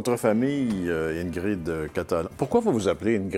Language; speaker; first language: French; native; French